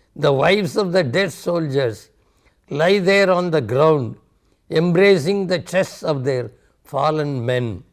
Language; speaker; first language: English; non-native, local second language; Tamil